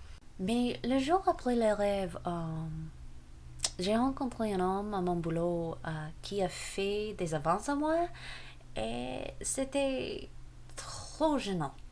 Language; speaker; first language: French; non-native, learner; English